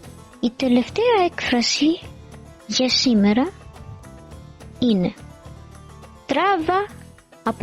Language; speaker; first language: Greek; non-native, fluent; Arabic